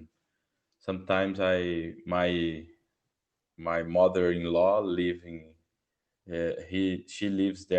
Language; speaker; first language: English; non-native, learner; Portuguese